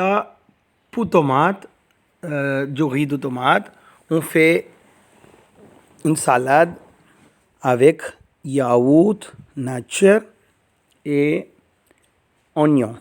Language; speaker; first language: French; non-native, learner; Tamil